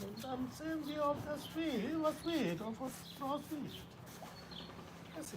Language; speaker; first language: German; non-native, fluent; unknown